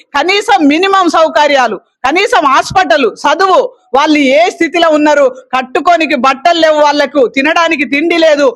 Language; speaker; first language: Telugu; native; Telugu